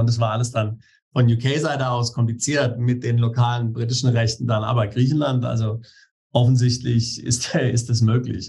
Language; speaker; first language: German; native; German